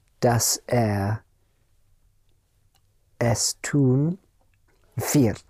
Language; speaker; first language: German; non-native, learner; English